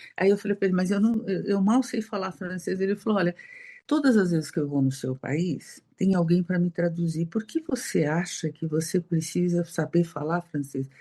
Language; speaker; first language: Portuguese; native; Portuguese